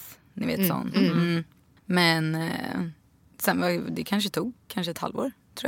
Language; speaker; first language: Swedish; native; Swedish